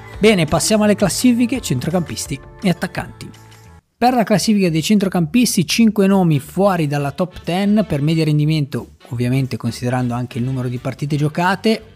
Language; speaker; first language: Italian; native; Italian